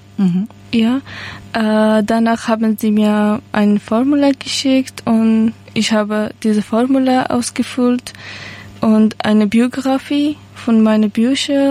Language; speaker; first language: German; non-native, learner; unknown